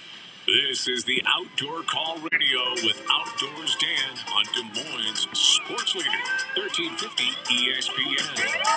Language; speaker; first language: English; native; English